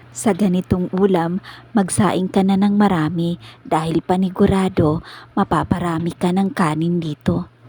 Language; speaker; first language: Filipino; non-native, local second language; Cebuano